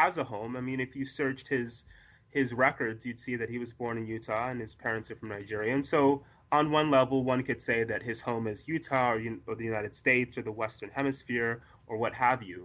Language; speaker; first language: English; native; English